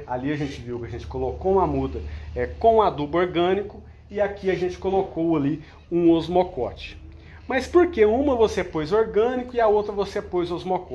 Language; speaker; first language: Portuguese; native; Portuguese